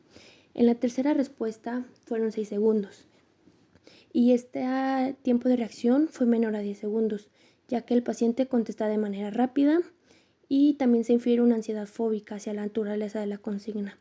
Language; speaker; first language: Spanish; native; Spanish